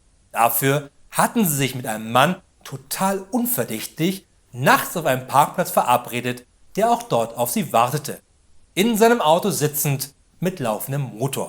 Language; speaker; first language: German; native; German